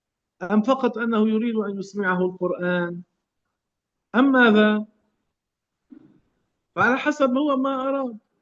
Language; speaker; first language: Arabic; native; Arabic